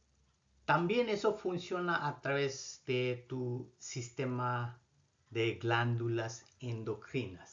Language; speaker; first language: Spanish; non-native, fluent; Bangla